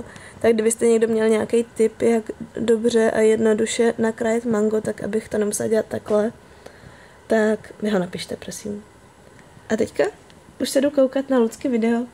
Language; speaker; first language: Czech; native; Czech